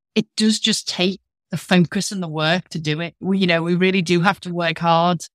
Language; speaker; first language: English; native; English